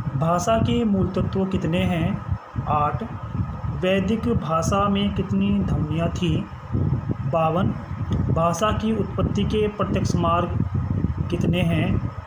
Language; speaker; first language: Hindi; native; Hindi